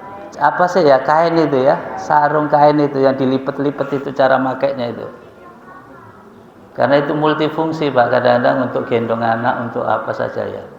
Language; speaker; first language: Indonesian; native; Indonesian